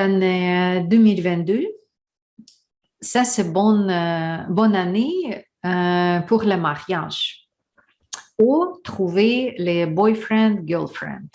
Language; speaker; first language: French; non-native, learner; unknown